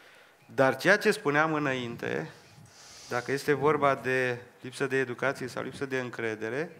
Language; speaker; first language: Romanian; native; Romanian